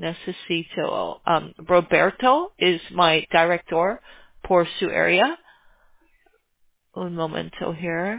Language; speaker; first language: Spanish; non-native, learner; English